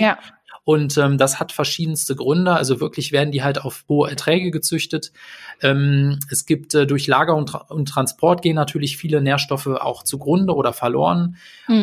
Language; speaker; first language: German; native; German